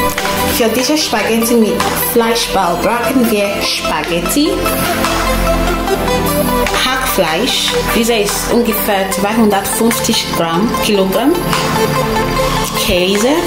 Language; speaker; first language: German; non-native, learner; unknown